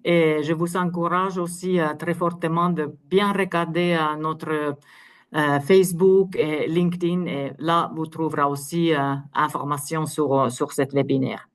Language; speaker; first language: French; non-native, fluent; Finnish